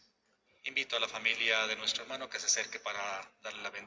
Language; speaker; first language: Spanish; native; Spanish